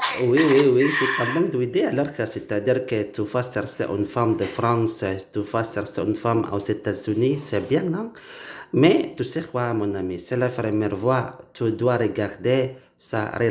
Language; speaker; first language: French; non-native, learner; Indonesian